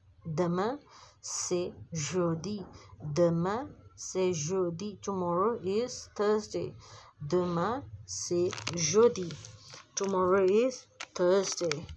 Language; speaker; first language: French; non-native, fluent; Urdu